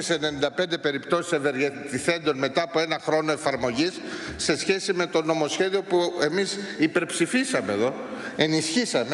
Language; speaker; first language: Greek; native; Greek